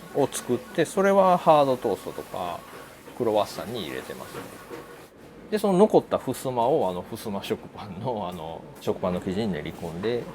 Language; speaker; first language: Japanese; native; Japanese